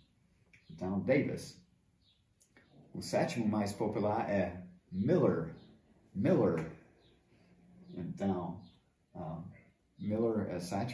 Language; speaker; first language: Portuguese; non-native, fluent; English